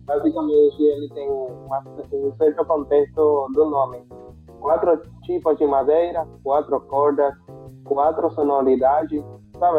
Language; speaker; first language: Portuguese; non-native, fluent; Spanish